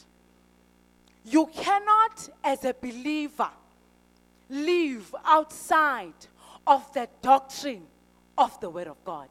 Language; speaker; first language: English; non-native, local second language; Xhosa